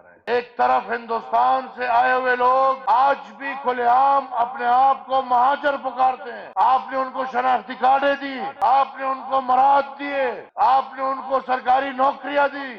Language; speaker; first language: Urdu; non-native, local second language; Pashto